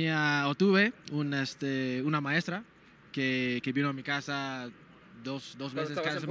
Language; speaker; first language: Spanish; non-native, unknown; English